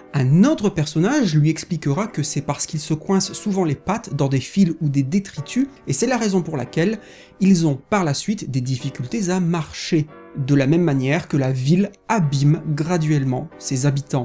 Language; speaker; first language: French; native; French